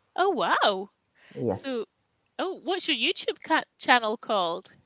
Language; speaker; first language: English; native; English